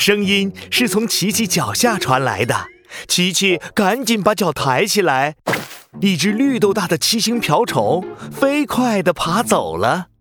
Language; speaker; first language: Chinese; native; Chinese